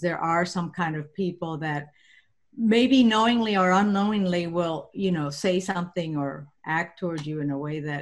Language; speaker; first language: English; non-native, fluent; Spanish